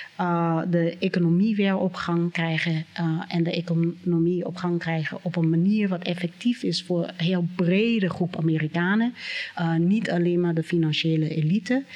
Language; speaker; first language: Dutch; non-native, fluent; English